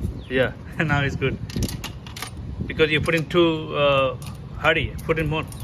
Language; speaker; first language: English; non-native, local second language; Bangla